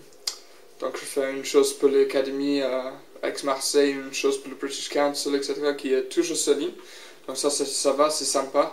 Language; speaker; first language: French; non-native, learner; English